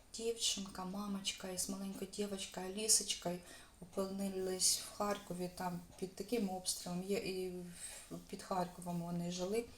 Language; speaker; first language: Ukrainian; native; Ukrainian